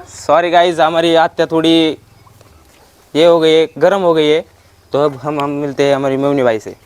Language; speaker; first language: Hindi; non-native, local second language; Marathi